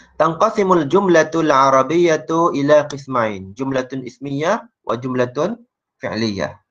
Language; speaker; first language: Arabic; non-native, fluent; Malay